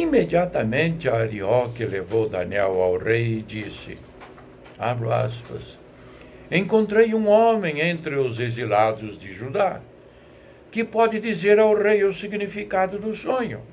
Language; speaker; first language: Portuguese; native; Portuguese